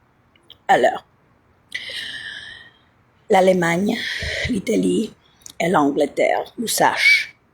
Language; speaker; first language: French; non-native, fluent; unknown